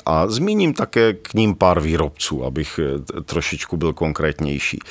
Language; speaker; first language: Czech; native; Czech